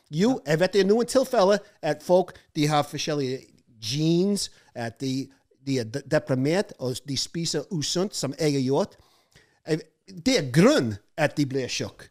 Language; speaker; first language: Norwegian; non-native, fluent; English